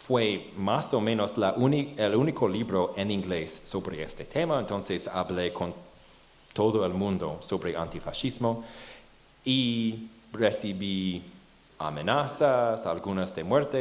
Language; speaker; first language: Spanish; non-native, fluent; English